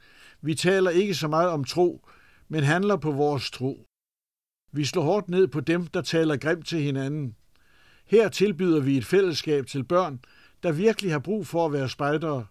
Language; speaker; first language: Danish; native; Danish